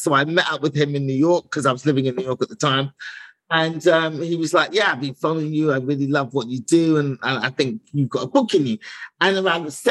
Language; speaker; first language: English; native; English